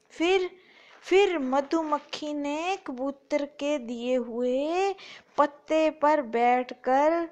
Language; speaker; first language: Hindi; non-native, local second language; Punjabi